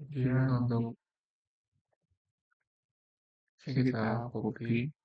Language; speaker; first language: Indonesian; native; Indonesian